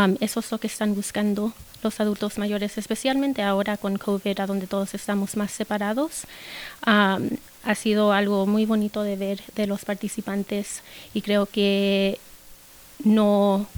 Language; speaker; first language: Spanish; early bilingual, heritage; Spanish